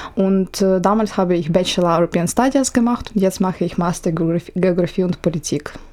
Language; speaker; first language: German; non-native, fluent; Ukrainian